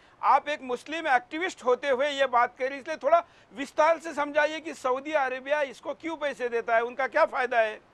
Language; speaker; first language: Hindi; native; Hindi